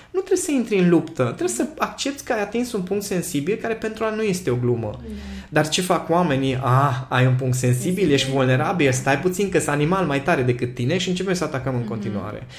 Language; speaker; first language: Romanian; non-native, local second language; Hungarian